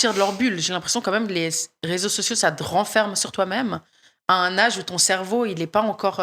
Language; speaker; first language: French; native; French